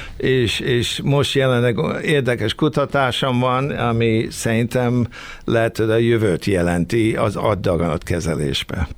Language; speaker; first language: Hungarian; early bilingual, heritage; Hungarian